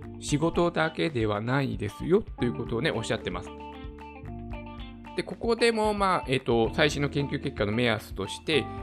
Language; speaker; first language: Japanese; native; Japanese